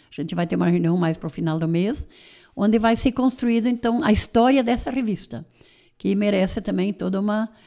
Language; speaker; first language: Portuguese; native; Portuguese